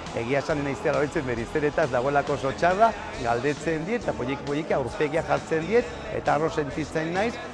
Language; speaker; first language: Basque; non-native, local second language; Spanish